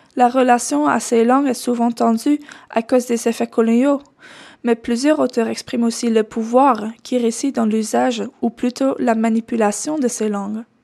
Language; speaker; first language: French; non-native, fluent; Dutch